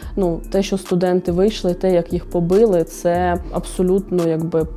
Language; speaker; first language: Ukrainian; native; Ukrainian